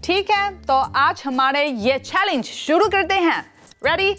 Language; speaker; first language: Hindi; non-native, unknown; Chinese